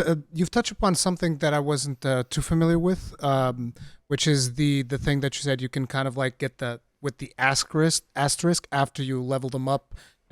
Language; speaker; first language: English; native; English